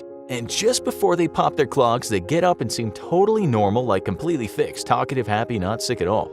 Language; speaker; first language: English; native; English